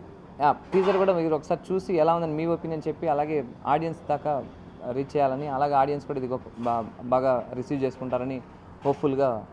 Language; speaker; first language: Telugu; native; Telugu